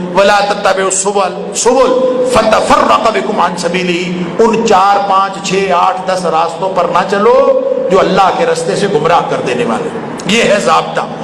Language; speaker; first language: Urdu; non-native, local second language; Punjabi